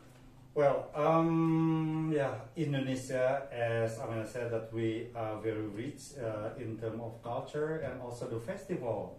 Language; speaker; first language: English; non-native, fluent; Indonesian